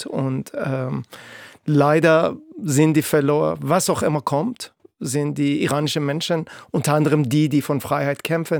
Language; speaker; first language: German; non-native, fluent; Persian